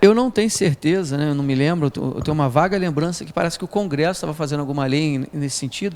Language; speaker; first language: Portuguese; native; Portuguese